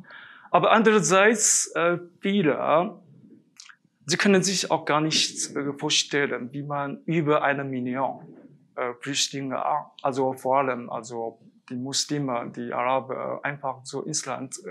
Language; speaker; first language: German; non-native, fluent; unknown